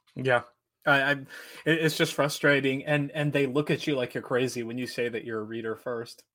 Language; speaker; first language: English; native; English